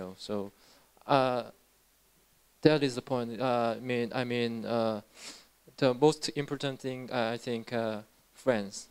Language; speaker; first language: English; non-native, learner; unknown